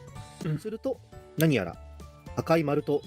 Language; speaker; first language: Japanese; native; Japanese